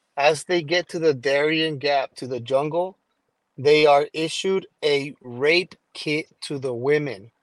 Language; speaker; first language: English; early bilingual, other home language; Spanish